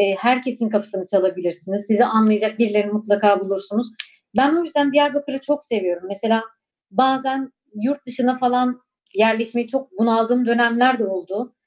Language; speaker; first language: Turkish; non-native, local second language; Kurdish